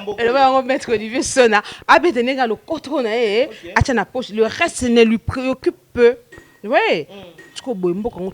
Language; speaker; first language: French; non-native, local second language; Lingala